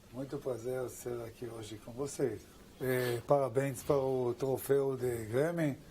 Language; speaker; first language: Portuguese; non-native, learner; Hebrew